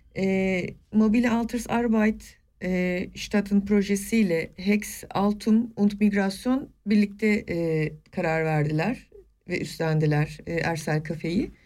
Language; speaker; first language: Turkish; non-native, local second language; Kurdish